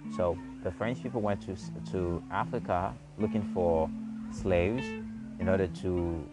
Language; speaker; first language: English; non-native, fluent; Haitian Creole